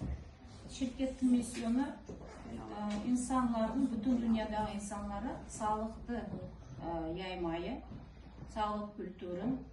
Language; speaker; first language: Turkish; non-native, fluent; Russian